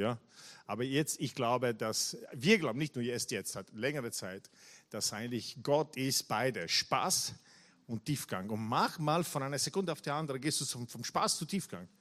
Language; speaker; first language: German; non-native, fluent; Italian